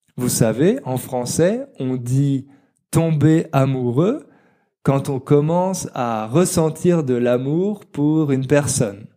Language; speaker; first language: French; native; French